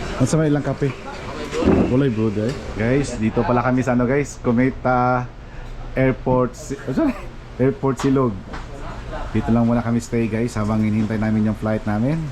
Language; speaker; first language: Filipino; non-native, local second language; Cebuano